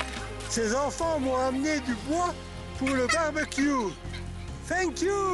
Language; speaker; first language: French; native; French